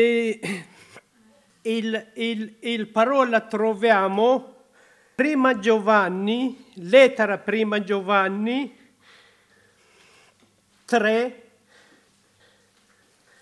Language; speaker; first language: Italian; non-native, learner; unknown